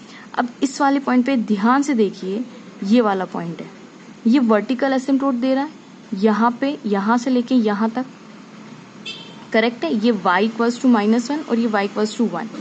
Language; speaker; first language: Hindi; native; Hindi